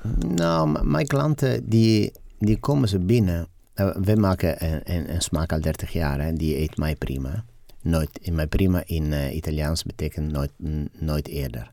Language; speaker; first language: Dutch; non-native, fluent; Italian